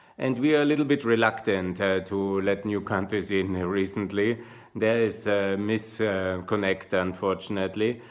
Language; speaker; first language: English; non-native, fluent; German